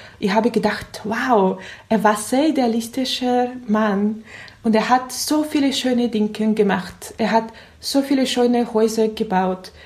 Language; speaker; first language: German; non-native, learner; Russian